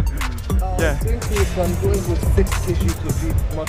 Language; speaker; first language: English; non-native, learner; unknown